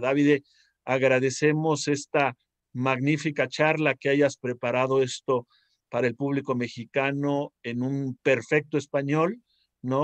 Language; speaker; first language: Spanish; native; Spanish